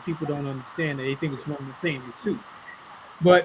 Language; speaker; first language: English; native; English